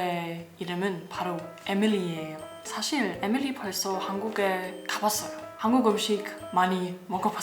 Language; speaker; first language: Korean; non-native, learner; German